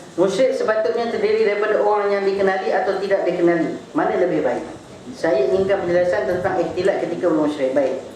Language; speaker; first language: Malay; native; Malay